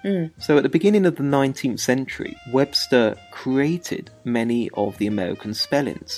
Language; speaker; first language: English; native; English